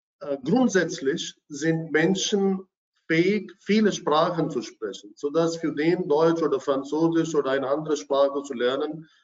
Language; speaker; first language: German; non-native, fluent; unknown